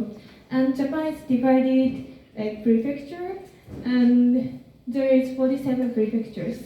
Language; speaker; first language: English; non-native, learner; Japanese